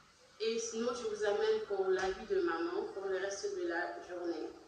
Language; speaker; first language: French; non-native, local second language; Lingala